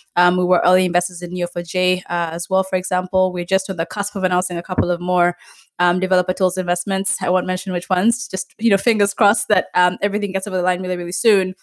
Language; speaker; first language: English; non-native, local second language; Ganda